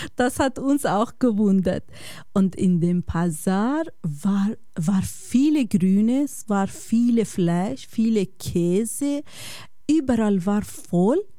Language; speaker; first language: German; non-native, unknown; Bosnian